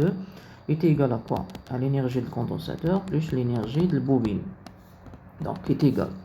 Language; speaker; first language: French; non-native, local second language; Arabic